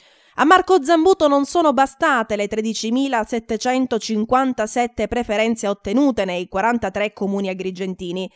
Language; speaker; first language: Italian; native; Italian